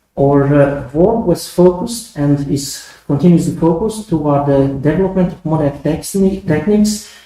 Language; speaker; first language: English; non-native, fluent; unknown